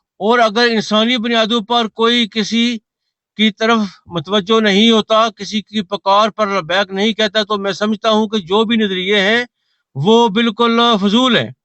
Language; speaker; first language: Urdu; non-native, local second language; Punjabi